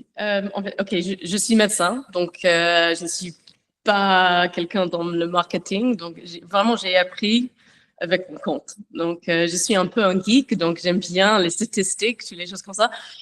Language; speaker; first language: French; non-native, learner; English